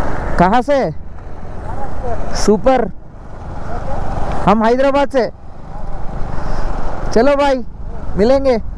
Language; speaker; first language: Hindi; non-native, local second language; Telugu